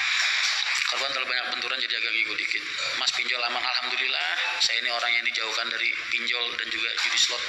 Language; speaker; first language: Indonesian; native; Indonesian